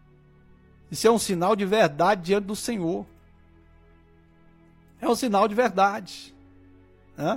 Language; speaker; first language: Portuguese; native; Portuguese